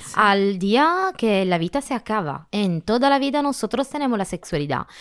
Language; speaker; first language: Spanish; non-native, learner; Italian